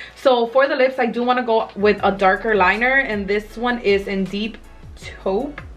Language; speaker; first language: English; early bilingual, other home language; Spanish